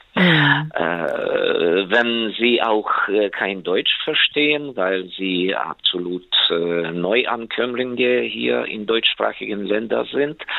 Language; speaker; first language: German; non-native, fluent; Ukrainian